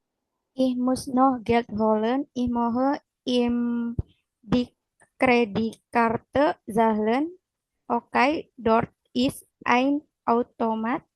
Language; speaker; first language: German; non-native, learner; Indonesian